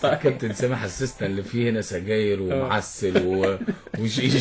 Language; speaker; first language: Arabic; native; Arabic